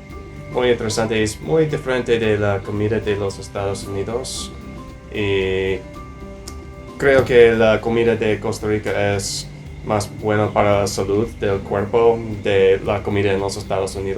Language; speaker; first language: Spanish; non-native, learner; English